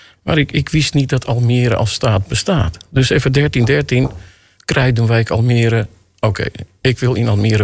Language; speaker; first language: Dutch; non-native, fluent; Armenian